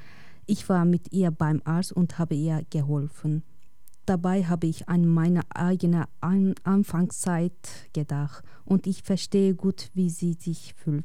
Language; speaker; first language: German; non-native, fluent; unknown